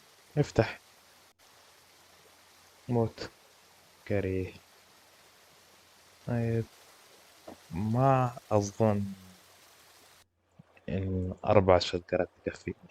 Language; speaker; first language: Arabic; native; Arabic